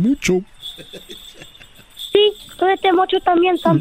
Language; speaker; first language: Spanish; early bilingual, other home language; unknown